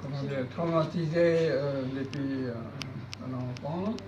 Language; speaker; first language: French; non-native, learner; Japanese